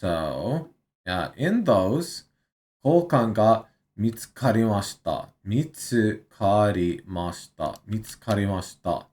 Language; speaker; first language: Japanese; non-native, learner; English